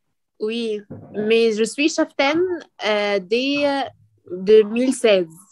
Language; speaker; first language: French; non-native, learner; Arabic